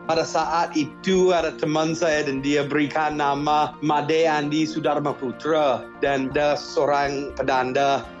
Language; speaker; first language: Indonesian; non-native, fluent; English